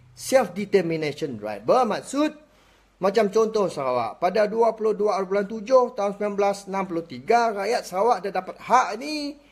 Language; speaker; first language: Malay; non-native, local second language; Iban